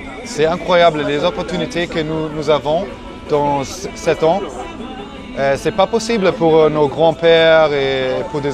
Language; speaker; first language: French; non-native, learner; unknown